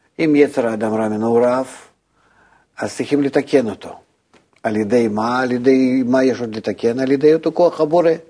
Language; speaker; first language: Hebrew; non-native, fluent; Russian